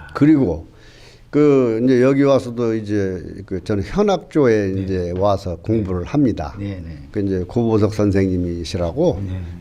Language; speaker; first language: Korean; native; Korean